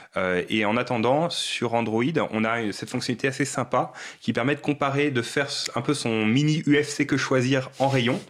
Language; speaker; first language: French; native; French